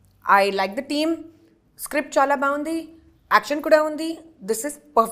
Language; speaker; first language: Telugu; non-native, local second language; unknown